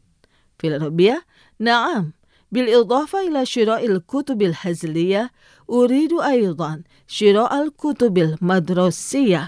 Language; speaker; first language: Arabic; non-native, fluent; Indonesian